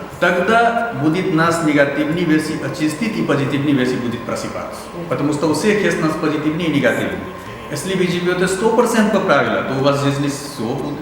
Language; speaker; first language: Russian; non-native, learner; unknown